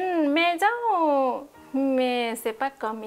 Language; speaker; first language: French; non-native, learner; Nepali